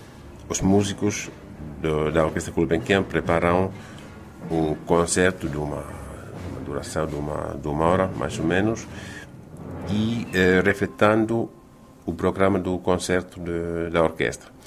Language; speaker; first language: Portuguese; non-native, fluent; Finnish